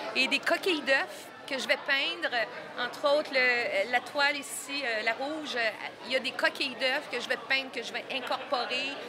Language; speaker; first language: French; native; French